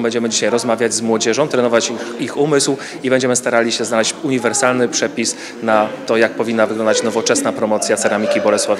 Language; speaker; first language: Polish; native; Polish